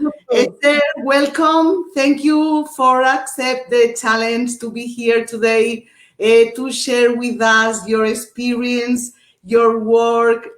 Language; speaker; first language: English; non-native, learner; Portuguese